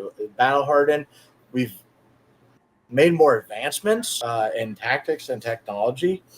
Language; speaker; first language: English; native; English